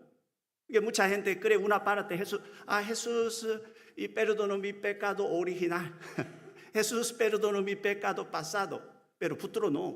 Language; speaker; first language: Spanish; non-native, learner; Korean